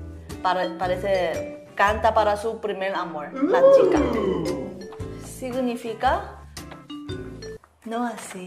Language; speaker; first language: Spanish; non-native, learner; Korean